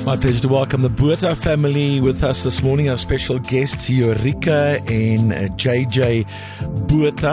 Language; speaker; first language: English; non-native, local second language; Afrikaans